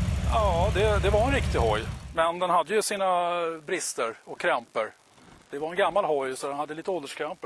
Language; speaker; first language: Swedish; native; Swedish